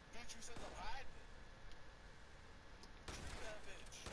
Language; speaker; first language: English; native; English